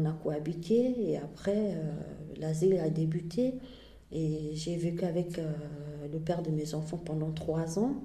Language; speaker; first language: French; non-native, fluent; Portuguese